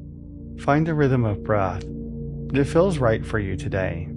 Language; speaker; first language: English; native; English